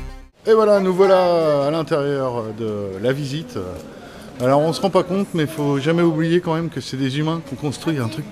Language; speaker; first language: French; native; French